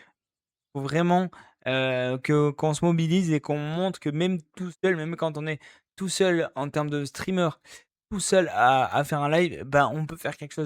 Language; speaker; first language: French; native; French